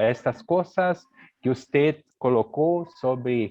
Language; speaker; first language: Spanish; non-native, learner; Portuguese